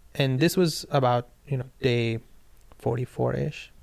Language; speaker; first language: English; non-native, local second language; Pashto